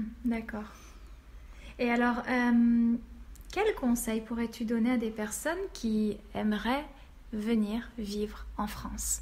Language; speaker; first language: French; native; French